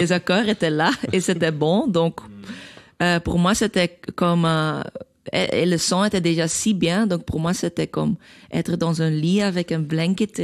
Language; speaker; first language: French; non-native, learner; Dutch